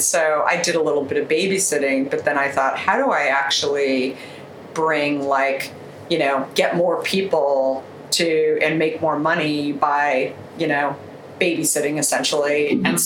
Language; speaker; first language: English; native; English